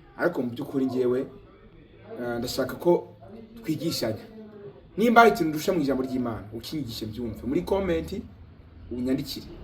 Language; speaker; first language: Kinyarwanda; early bilingual, heritage; Kinyarwanda